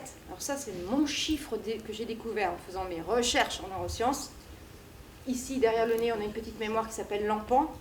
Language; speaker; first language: French; native; French